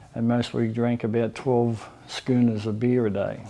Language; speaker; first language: English; native; English